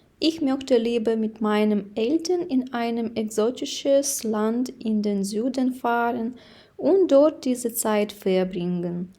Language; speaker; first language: German; non-native, fluent; Ukrainian